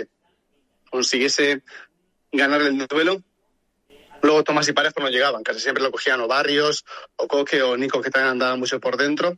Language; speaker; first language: Spanish; native; Spanish